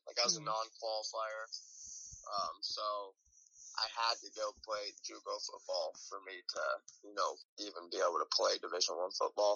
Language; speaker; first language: English; native; English